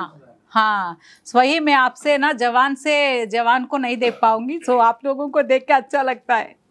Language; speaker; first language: Hindi; non-native, local second language; Telugu